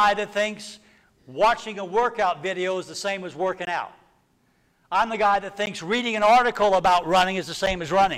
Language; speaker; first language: English; native; English